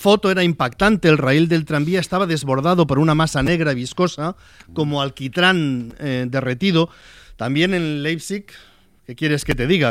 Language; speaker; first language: Spanish; native; Spanish